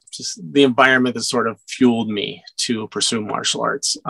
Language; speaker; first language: English; native; English